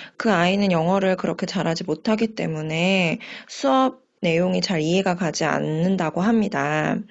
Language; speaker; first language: Korean; native; Korean